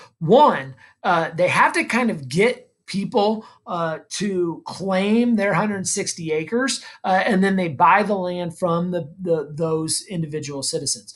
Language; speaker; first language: English; native; English